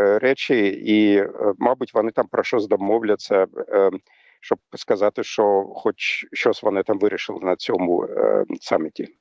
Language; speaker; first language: Ukrainian; non-native, fluent; German